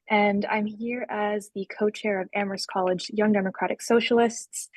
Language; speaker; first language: English; native; English